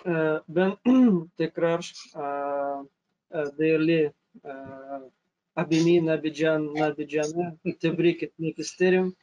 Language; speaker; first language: Turkish; non-native, fluent; Russian